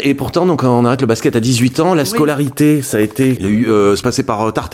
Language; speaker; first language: French; native; French